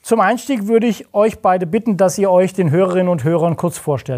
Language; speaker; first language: German; native; German